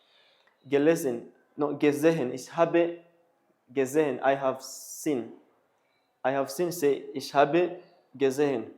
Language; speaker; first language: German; non-native, learner; Kinyarwanda